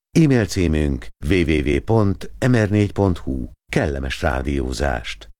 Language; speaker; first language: Hungarian; native; Hungarian